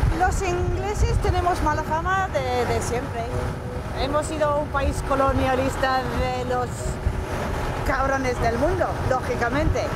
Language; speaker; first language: Spanish; non-native, fluent; English